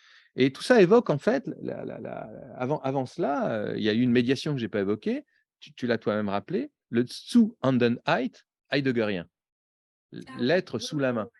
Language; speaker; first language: French; native; French